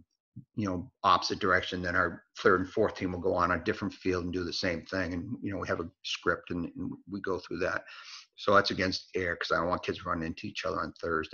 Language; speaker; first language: English; native; English